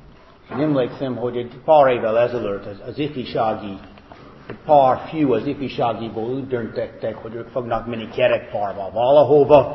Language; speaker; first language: Hungarian; non-native, fluent; English